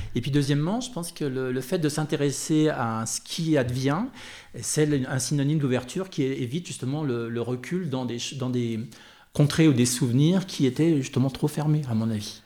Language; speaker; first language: French; native; French